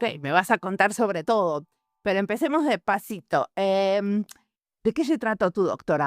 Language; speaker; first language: Spanish; native; Spanish